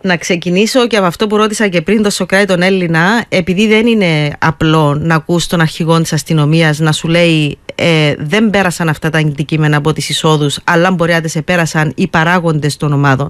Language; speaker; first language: Greek; native; Greek